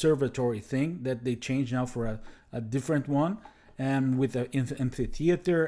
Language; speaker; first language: English; non-native, fluent; Portuguese